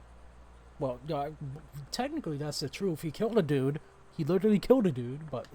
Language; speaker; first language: English; native; English